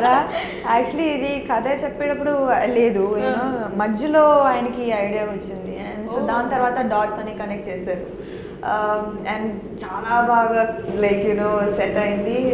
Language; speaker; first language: Telugu; non-native, local second language; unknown